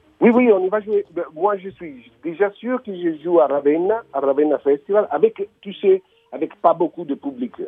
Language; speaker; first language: French; non-native, learner; Italian